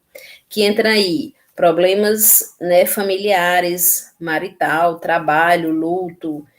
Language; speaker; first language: Portuguese; native; Portuguese